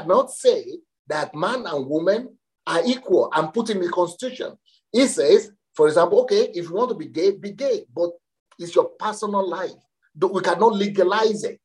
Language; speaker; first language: English; non-native, local second language; Yoruba